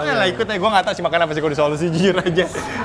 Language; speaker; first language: Indonesian; native; Indonesian